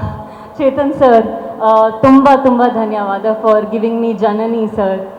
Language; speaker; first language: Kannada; non-native, learner; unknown